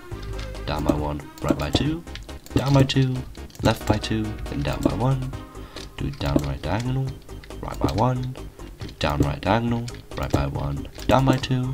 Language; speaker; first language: English; native; English